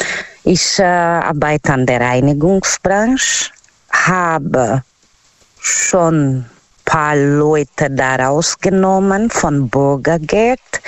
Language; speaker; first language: German; non-native, learner; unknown